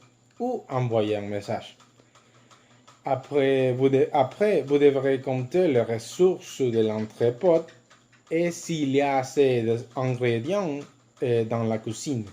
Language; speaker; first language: French; non-native, learner; Spanish